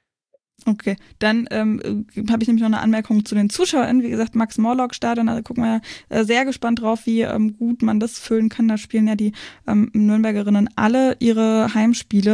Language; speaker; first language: German; native; German